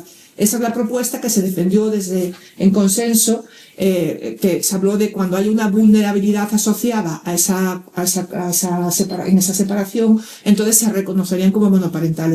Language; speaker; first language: Spanish; native; Spanish